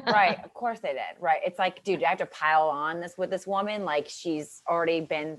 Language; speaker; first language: English; native; English